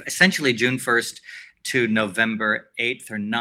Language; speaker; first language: English; native; English